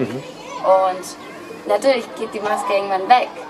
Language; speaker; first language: German; non-native, fluent; Greek